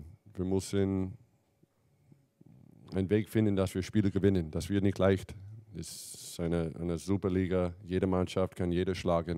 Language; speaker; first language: German; non-native, fluent; English